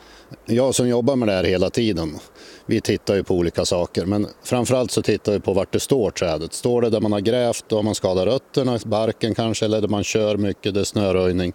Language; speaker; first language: Swedish; native; Swedish